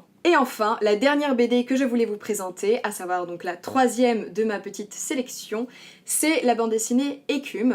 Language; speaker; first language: French; native; French